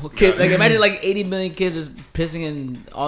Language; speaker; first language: English; native; English